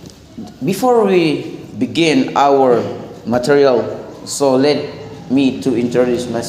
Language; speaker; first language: English; non-native, learner; Indonesian